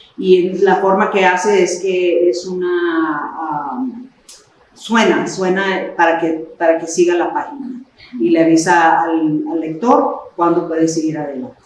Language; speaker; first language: Spanish; early bilingual, other home language; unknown